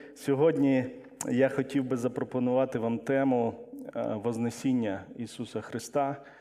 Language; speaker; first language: Ukrainian; non-native, local second language; Russian